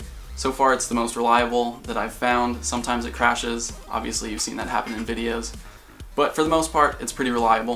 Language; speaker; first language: English; native; English